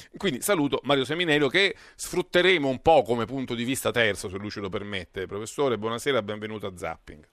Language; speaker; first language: Italian; native; Italian